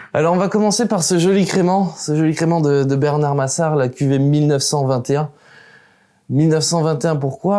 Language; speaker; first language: French; native; French